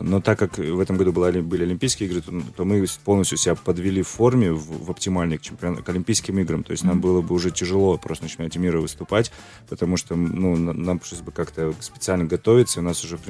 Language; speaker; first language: Russian; native; Russian